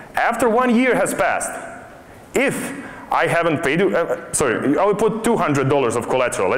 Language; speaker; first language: English; non-native, fluent; Croatian